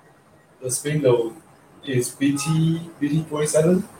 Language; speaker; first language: English; non-native, learner; Chinese